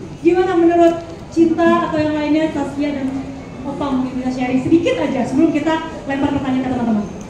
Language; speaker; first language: Indonesian; native; Indonesian